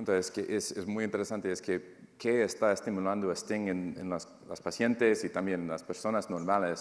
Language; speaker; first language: Spanish; non-native, fluent; English